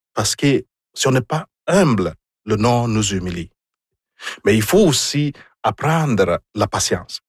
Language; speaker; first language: French; non-native, fluent; Igbo